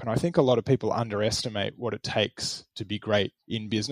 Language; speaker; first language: English; native; English